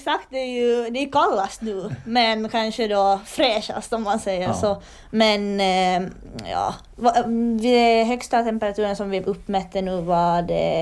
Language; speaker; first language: Swedish; native; Swedish